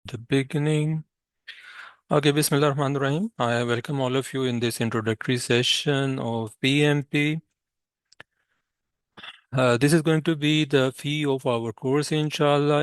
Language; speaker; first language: English; non-native, local second language; Urdu